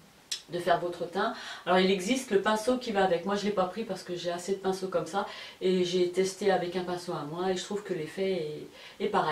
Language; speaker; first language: French; native; French